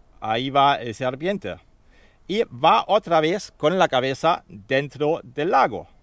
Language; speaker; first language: Spanish; non-native, fluent; German